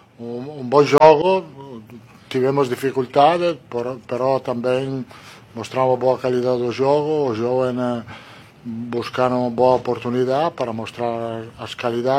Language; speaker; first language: Portuguese; non-native, learner; Italian